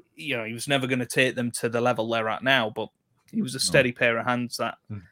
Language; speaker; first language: English; native; English